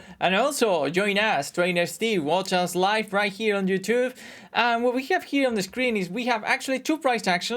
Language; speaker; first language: English; non-native, fluent; Spanish